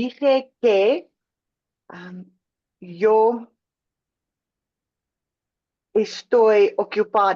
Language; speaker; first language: Spanish; non-native, learner; English